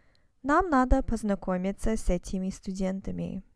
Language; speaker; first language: Russian; non-native, fluent; English